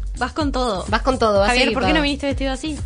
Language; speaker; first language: Spanish; native; Spanish